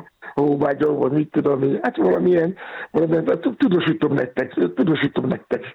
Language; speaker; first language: Hungarian; non-native, fluent; Yoruba